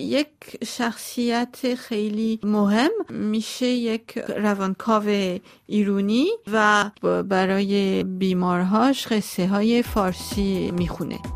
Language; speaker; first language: Persian; non-native, local second language; Armenian